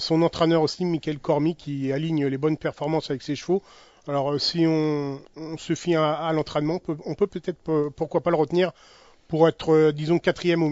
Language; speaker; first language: French; native; French